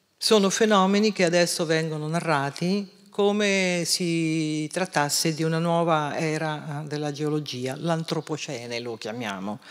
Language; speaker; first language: Italian; native; Italian